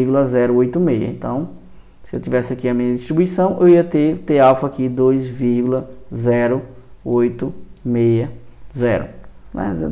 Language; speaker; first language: Portuguese; native; Portuguese